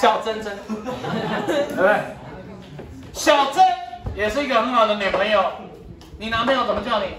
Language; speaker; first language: Chinese; native; Chinese